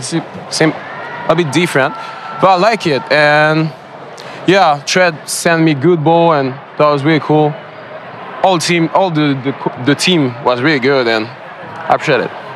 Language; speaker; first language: English; non-native, learner; French